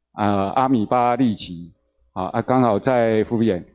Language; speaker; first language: Chinese; native; Chinese